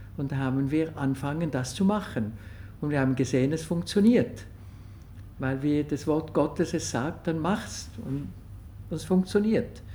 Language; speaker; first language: German; non-native, local second language; French